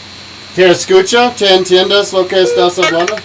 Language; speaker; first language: Spanish; non-native, learner; English